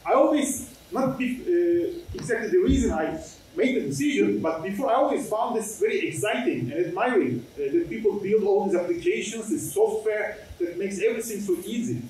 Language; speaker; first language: English; non-native, fluent; Turkish